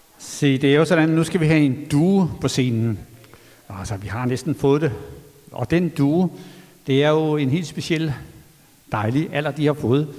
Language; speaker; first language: Danish; native; Danish